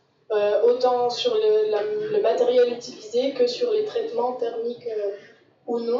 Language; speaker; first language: French; native; French